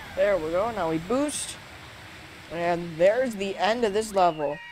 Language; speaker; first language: English; native; English